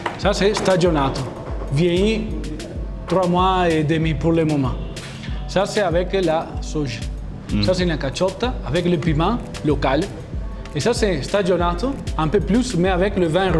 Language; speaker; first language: French; non-native, fluent; Italian